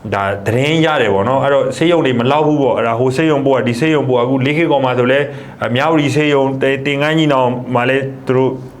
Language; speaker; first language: Burmese; native; Burmese